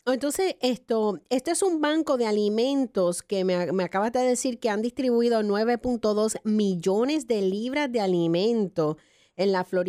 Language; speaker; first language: Spanish; native; Spanish